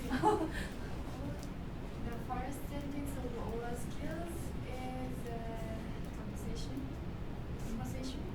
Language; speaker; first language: English; non-native, learner; Japanese